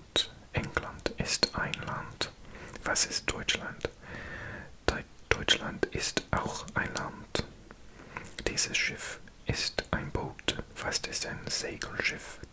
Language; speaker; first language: German; non-native, learner; English